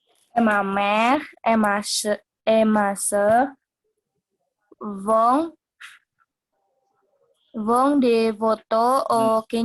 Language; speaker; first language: French; non-native, learner; Indonesian